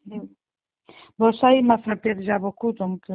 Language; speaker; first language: French; non-native, learner; Portuguese